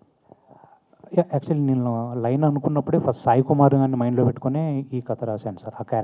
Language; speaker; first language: Telugu; native; Telugu